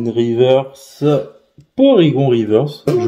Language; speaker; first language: French; native; French